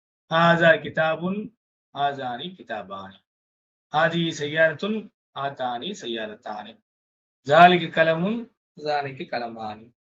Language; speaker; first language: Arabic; non-native, fluent; Tamil